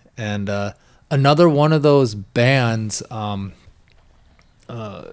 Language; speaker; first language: English; native; English